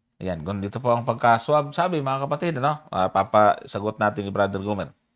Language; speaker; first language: Filipino; native; Filipino